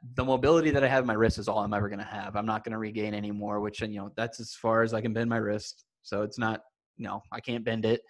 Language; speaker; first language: English; native; English